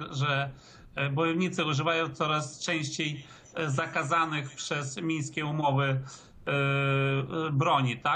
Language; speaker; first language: Polish; early bilingual, heritage; Polish